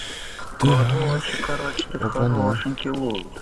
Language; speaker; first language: Russian; native; Russian